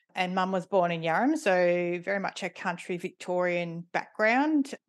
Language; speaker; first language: English; native; English